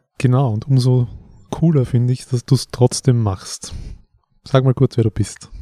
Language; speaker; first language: German; native; German